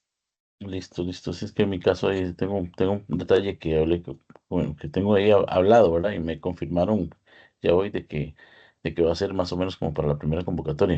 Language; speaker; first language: Spanish; native; Spanish